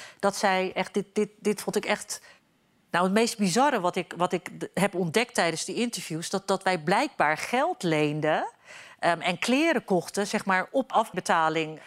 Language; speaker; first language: Dutch; early bilingual, other home language; Turkish